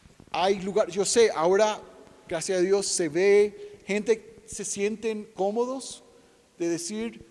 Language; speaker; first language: Spanish; non-native, fluent; English